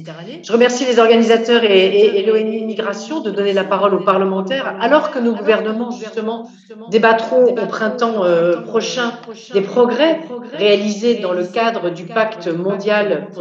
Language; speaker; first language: French; native; French